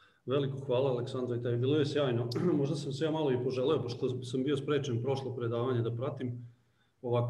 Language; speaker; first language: Serbian; native; Serbian